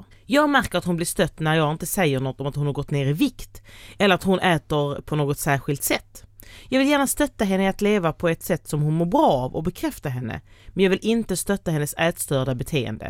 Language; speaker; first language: Swedish; native; Swedish